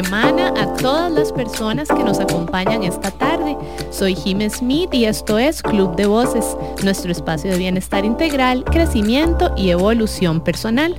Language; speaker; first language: Spanish; native; Spanish